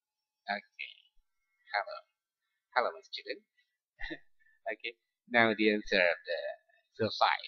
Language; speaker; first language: English; non-native, fluent; Indonesian